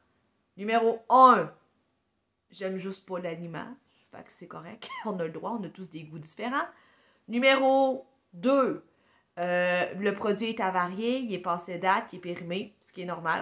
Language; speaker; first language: French; native; French